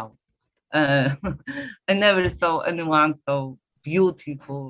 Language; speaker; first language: English; non-native, fluent; Polish